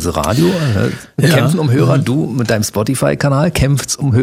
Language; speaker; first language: German; native; German